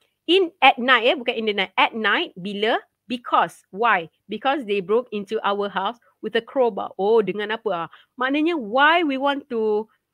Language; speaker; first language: English; non-native, local second language; Malay